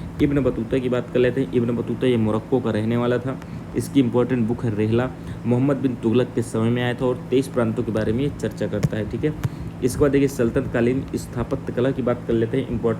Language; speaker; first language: Hindi; native; Hindi